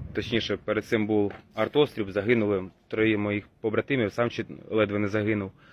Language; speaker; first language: Ukrainian; non-native, local second language; Russian